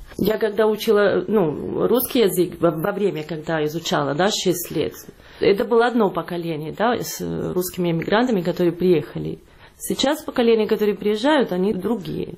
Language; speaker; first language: Russian; non-native, fluent; Catalan